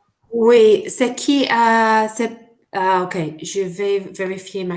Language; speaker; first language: French; non-native, fluent; English